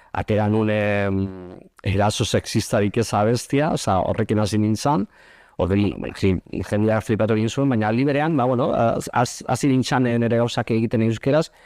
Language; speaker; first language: Basque; non-native, local second language; Spanish